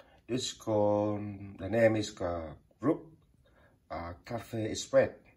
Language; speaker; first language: English; non-native, learner; Vietnamese